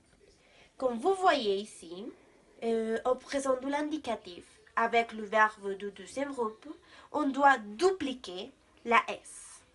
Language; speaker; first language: French; non-native, learner; Spanish